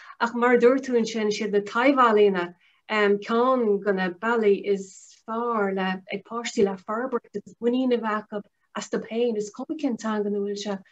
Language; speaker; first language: Irish; native; Irish